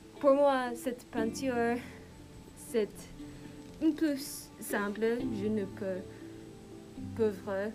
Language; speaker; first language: French; non-native, learner; English